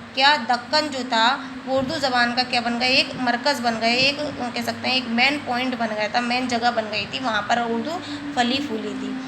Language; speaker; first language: Urdu; native; Urdu